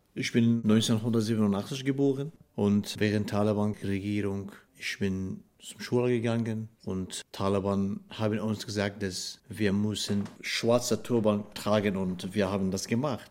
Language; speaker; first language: German; non-native, fluent; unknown